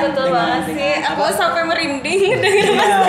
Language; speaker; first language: Indonesian; native; Indonesian